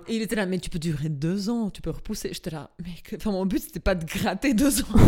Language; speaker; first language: French; non-native, fluent; Albanian